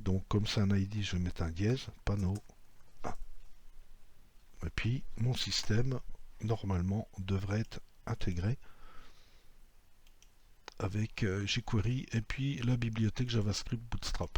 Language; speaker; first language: French; native; French